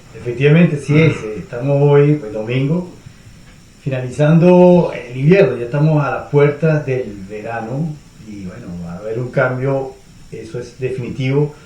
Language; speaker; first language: Spanish; native; Spanish